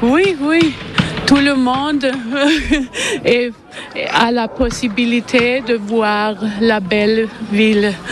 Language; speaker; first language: French; non-native, learner; German